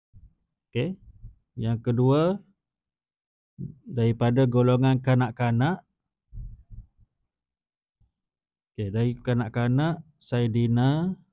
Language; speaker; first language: Malay; native; Malay